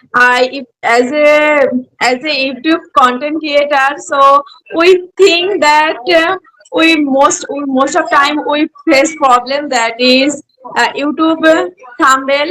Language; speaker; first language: English; non-native, learner; Bangla